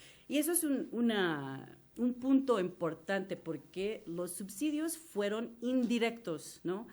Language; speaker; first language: Spanish; non-native, fluent; English